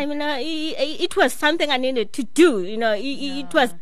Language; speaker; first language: English; non-native, fluent; Xhosa